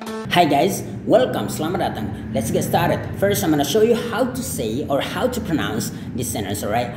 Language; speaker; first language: English; non-native, fluent; Indonesian